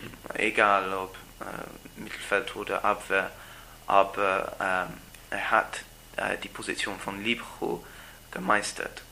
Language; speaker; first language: German; non-native, learner; English